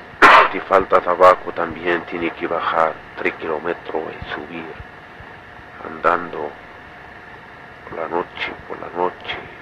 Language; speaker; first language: Spanish; non-native, fluent; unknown